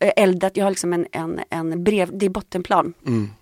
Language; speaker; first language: Swedish; early bilingual, other home language; Polish